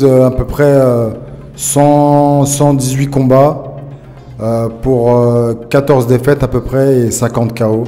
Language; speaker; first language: French; early bilingual, other home language; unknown